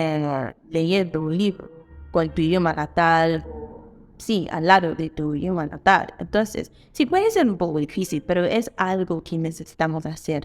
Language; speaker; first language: Spanish; non-native, fluent; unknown